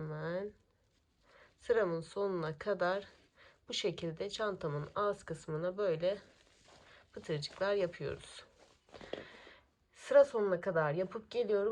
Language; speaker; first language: Turkish; native; Turkish